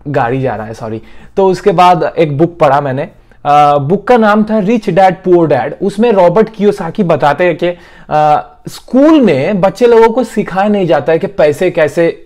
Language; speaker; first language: Hindi; non-native, local second language; Bangla